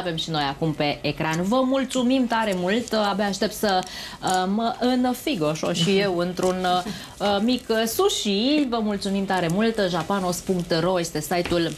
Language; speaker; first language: Romanian; native; Romanian